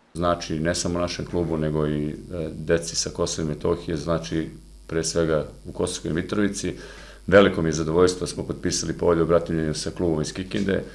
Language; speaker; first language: Croatian; native; Croatian